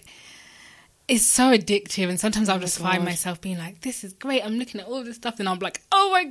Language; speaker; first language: English; native; English